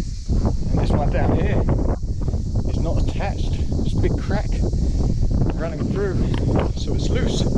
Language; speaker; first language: English; native; English